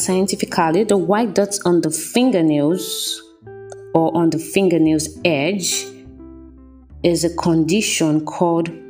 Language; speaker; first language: English; non-native, local second language; Yoruba